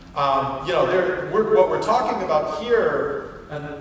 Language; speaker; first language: English; native; English